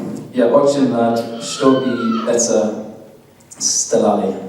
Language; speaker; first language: Russian; non-native, learner; English